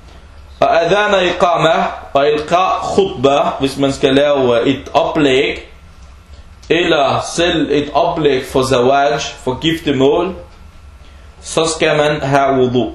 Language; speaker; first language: Danish; early bilingual, other home language; Arabic